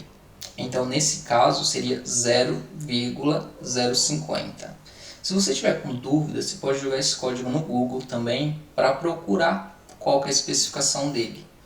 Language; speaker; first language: Portuguese; native; Portuguese